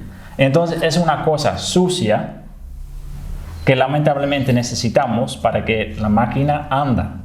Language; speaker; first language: Spanish; non-native, fluent; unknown